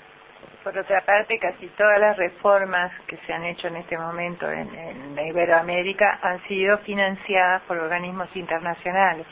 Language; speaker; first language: Spanish; native; Spanish